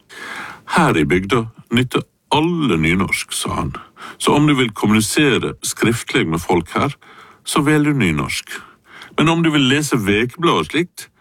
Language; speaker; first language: Norwegian; non-native, fluent; English